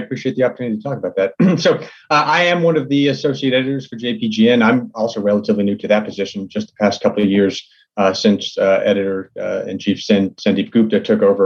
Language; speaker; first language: English; native; English